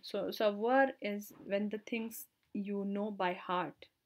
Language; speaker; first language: English; non-native, local second language; Hindi